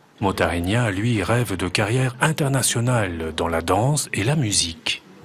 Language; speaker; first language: French; native; French